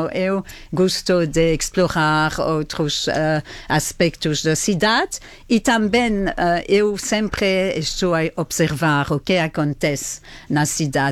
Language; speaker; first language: Portuguese; non-native, learner; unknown